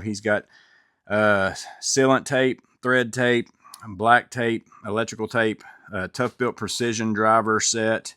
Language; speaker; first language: English; native; English